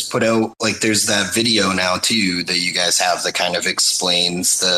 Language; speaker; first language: English; native; English